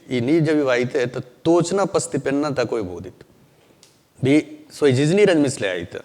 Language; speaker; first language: Russian; non-native, learner; Hindi